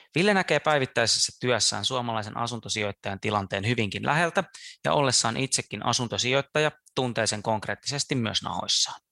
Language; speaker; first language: Finnish; native; Finnish